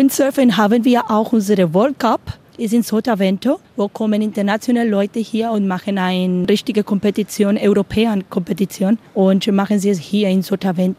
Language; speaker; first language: German; non-native, learner; Spanish